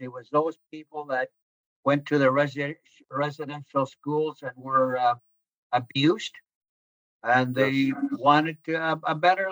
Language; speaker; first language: English; non-native, fluent; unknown